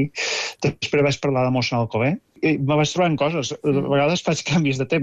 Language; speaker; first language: Catalan; native; Catalan